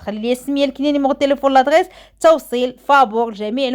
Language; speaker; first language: Arabic; native; Arabic